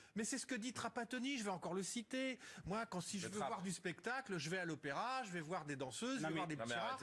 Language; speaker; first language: French; native; French